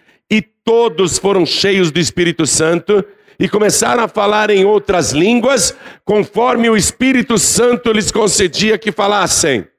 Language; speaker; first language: Portuguese; native; Portuguese